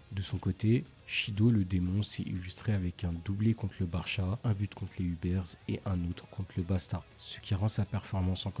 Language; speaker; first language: French; native; French